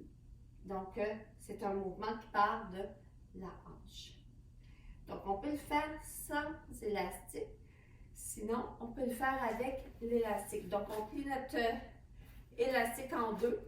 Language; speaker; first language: French; native; French